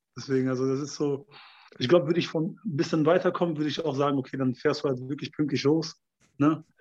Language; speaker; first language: German; early bilingual, other home language; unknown